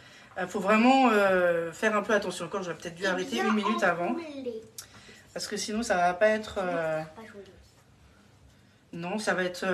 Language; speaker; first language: French; native; French